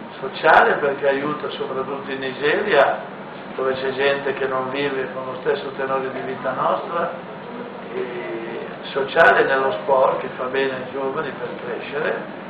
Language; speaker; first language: Italian; native; Italian